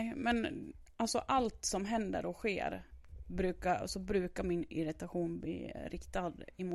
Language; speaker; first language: Swedish; native; Swedish